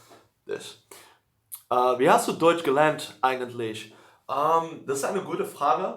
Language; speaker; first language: German; non-native, learner; Dutch